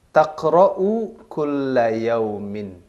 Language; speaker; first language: Arabic; non-native, fluent; Indonesian